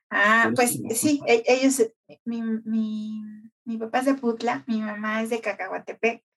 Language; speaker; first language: Spanish; native; Spanish